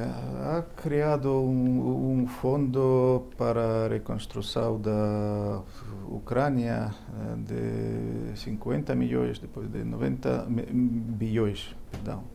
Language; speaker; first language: Portuguese; non-native, fluent; Ukrainian